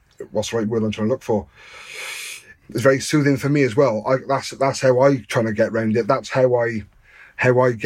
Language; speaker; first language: English; native; English